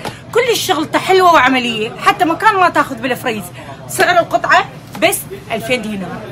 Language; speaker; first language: Arabic; native; Arabic